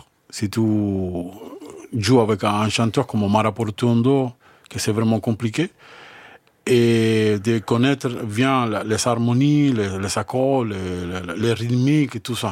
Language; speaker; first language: French; non-native, fluent; Spanish